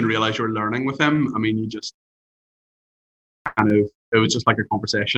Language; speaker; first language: English; native; English